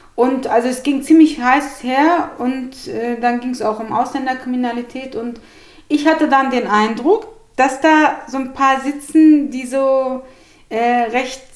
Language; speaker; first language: German; early bilingual, other home language; Turkish